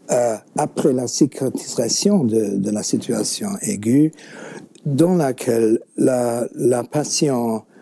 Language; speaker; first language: French; non-native, fluent; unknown